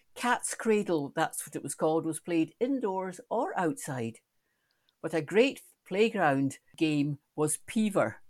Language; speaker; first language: English; native; English